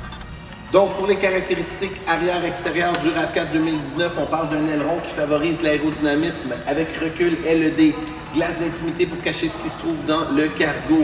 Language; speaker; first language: French; native; French